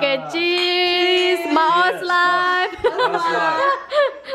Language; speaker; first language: English; non-native, fluent; Indonesian